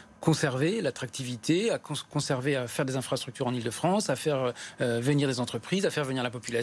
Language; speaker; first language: French; native; French